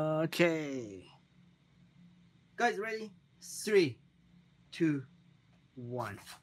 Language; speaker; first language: English; non-native, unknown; Japanese